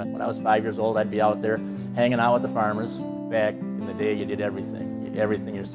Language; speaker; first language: English; native; English